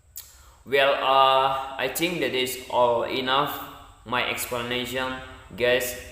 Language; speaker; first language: English; non-native, learner; Indonesian